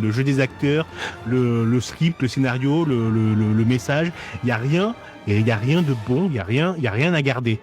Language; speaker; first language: French; native; French